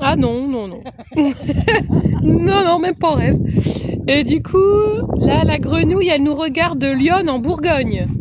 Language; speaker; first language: French; native; French